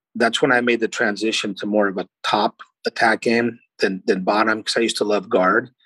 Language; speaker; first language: English; early bilingual, other home language; Portuguese